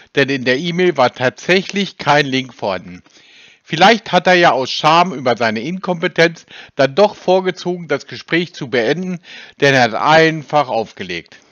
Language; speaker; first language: German; native; German